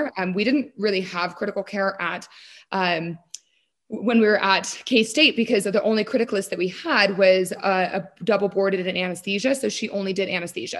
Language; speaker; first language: English; native; English